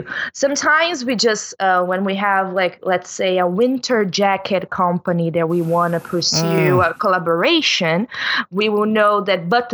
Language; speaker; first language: English; non-native, fluent; Portuguese